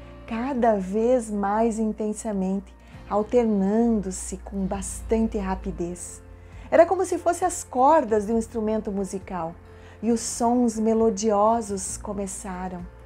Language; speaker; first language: Portuguese; native; Portuguese